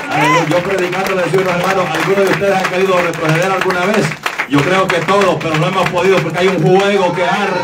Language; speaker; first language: Spanish; native; Spanish